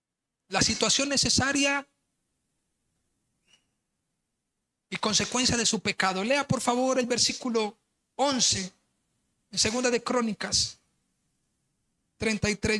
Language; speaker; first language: Spanish; native; Spanish